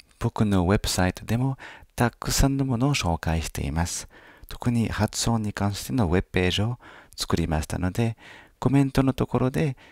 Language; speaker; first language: Japanese; non-native, fluent; French